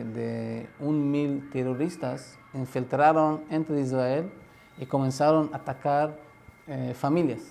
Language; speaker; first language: Spanish; non-native, learner; Arabic